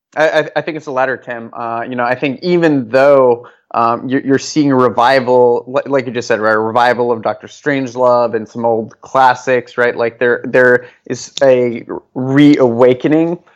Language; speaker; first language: English; non-native, fluent; Norwegian